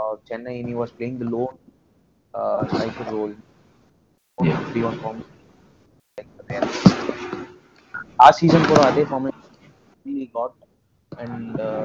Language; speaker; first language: English; non-native, local second language; Tamil